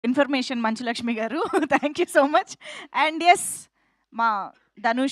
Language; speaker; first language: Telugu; native; Telugu